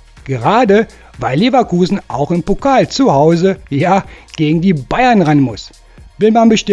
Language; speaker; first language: German; native; German